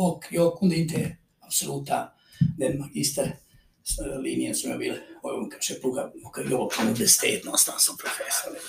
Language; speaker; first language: Swedish; non-native, fluent; Croatian